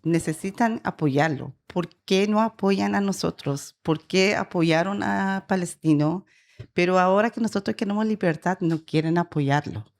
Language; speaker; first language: Spanish; non-native, learner; Persian